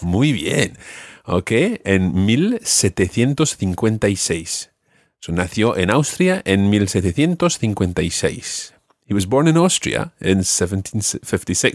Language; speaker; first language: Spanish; non-native, fluent; English